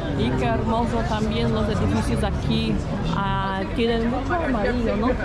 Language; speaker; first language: Spanish; non-native, fluent; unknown